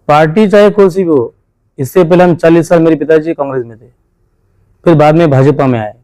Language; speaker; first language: Hindi; non-native, local second language; Marathi